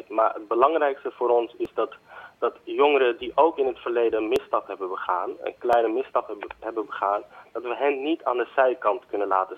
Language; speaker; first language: Dutch; native; Dutch